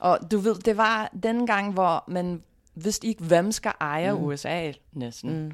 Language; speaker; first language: Danish; non-native, fluent; English